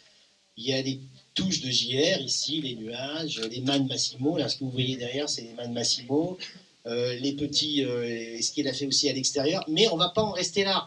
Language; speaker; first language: French; native; French